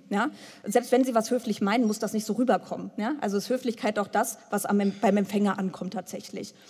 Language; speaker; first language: German; native; German